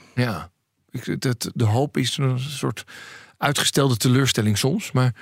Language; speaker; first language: Dutch; native; Dutch